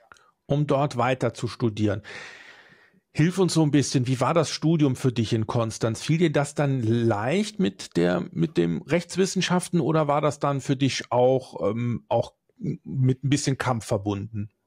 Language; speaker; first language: German; native; German